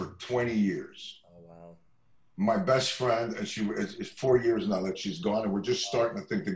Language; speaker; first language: English; non-native, fluent; French